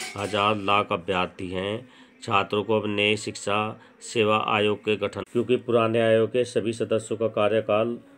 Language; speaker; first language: Hindi; native; Hindi